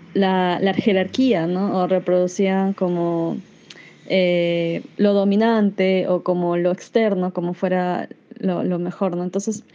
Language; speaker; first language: Spanish; native; Spanish